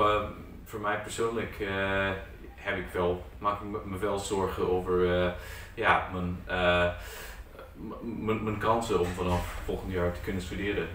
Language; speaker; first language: Dutch; non-native, fluent; English